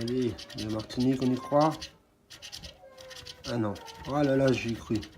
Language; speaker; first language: French; native; French